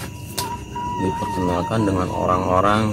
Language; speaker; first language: Indonesian; native; Indonesian